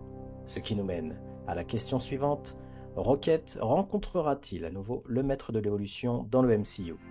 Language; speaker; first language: French; native; French